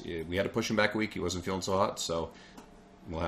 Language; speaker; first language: English; native; English